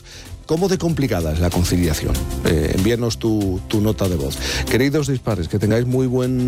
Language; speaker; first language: Spanish; native; Spanish